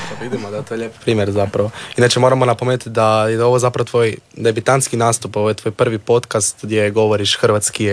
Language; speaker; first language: Serbian; native; Serbian